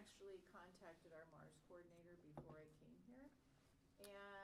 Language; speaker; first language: English; native; English